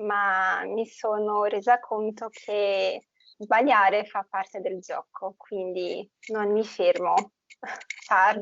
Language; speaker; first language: Italian; non-native, fluent; Portuguese